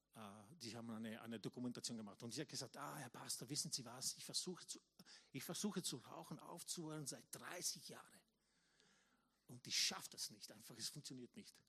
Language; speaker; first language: German; non-native, fluent; English